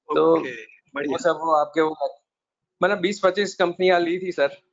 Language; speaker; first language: Hindi; non-native, local second language; Gujarati